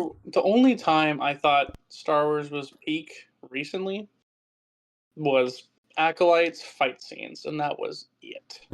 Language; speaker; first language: English; native; English